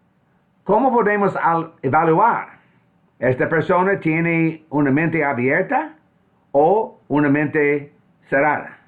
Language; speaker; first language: Spanish; non-native, fluent; English